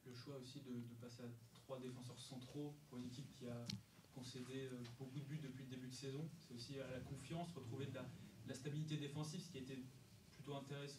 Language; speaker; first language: French; native; French